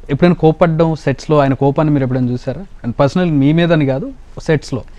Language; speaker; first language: Telugu; native; Telugu